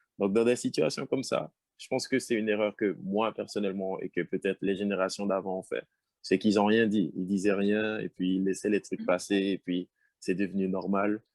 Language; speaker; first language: French; native; French